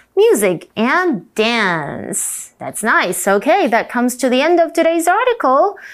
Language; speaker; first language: English; native; English